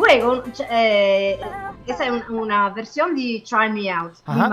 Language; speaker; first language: Spanish; non-native, learner; English